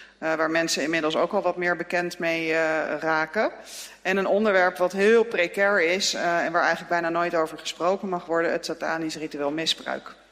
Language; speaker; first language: Dutch; native; Dutch